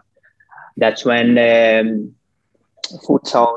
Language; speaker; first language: English; non-native, fluent; Portuguese